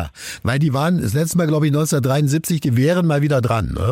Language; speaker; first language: German; native; German